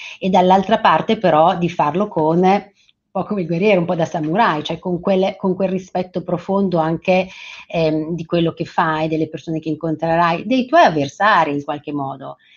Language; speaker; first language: Italian; native; Italian